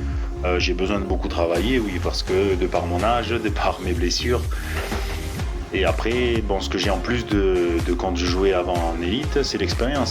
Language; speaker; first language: French; native; French